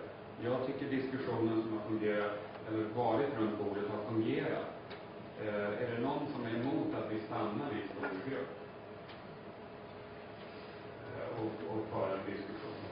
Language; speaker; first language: Swedish; native; Swedish